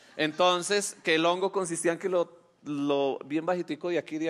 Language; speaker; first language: Spanish; native; Spanish